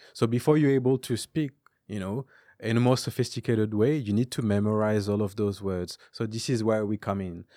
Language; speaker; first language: English; non-native, fluent; French